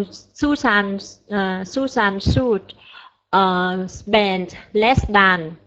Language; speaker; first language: English; non-native, learner; Vietnamese